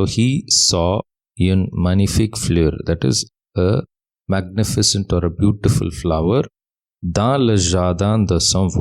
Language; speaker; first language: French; non-native, fluent; English